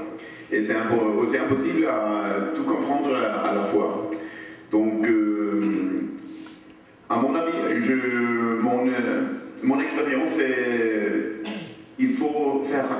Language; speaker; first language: French; non-native, learner; Swedish